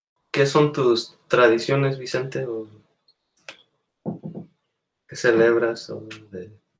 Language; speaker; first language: Spanish; early bilingual, heritage; Spanish